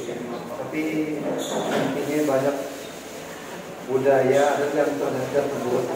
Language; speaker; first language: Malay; non-native, local second language; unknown